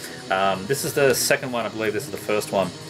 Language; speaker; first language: English; native; English